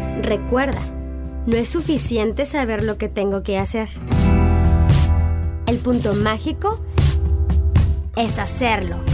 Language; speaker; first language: Spanish; native; Spanish